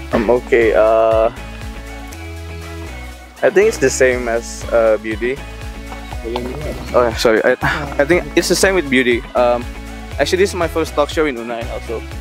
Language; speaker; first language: English; non-native, fluent; Indonesian